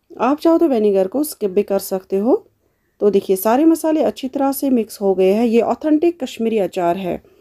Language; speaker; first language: Hindi; non-native, local second language; Kashmiri